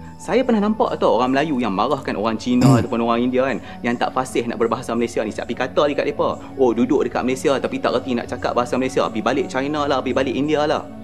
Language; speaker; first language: Malay; native; Malay